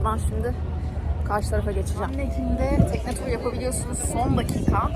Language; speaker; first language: Turkish; native; Turkish